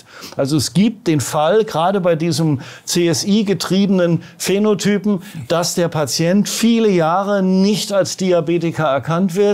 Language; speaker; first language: German; native; German